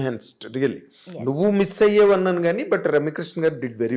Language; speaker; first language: Telugu; native; Telugu